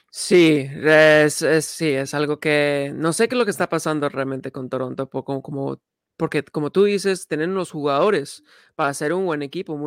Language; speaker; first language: Spanish; early bilingual, heritage; Spanish